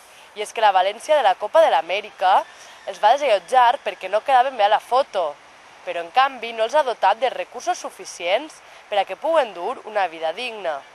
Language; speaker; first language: Spanish; non-native, local second language; Catalan